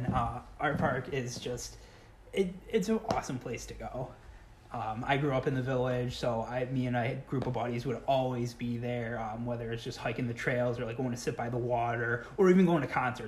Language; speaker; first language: English; native; English